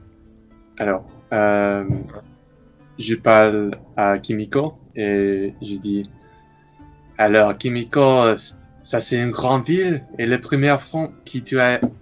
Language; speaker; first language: French; non-native, learner; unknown